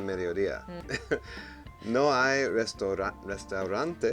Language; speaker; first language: Spanish; non-native, fluent; English